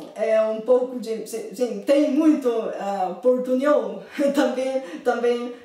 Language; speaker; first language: Portuguese; non-native, fluent; Bulgarian